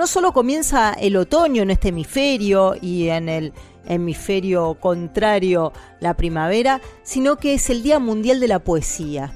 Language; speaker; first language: Spanish; native; Spanish